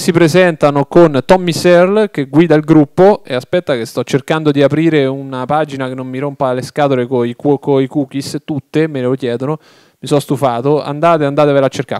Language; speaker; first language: Italian; native; Italian